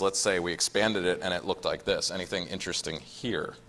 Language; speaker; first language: English; native; English